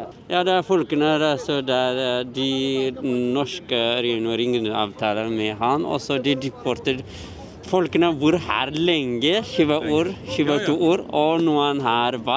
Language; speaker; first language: Norwegian; non-native, learner; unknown